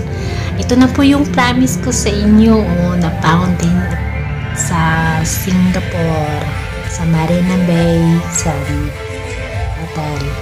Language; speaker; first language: Filipino; non-native, local second language; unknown